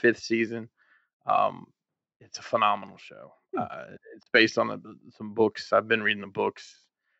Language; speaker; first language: English; native; English